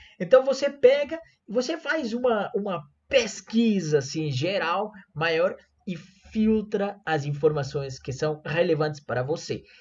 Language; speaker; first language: Portuguese; non-native, fluent; Spanish